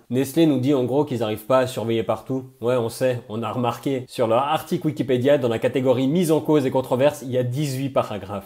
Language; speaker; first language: French; native; French